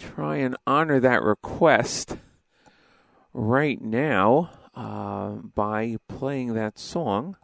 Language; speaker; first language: English; native; English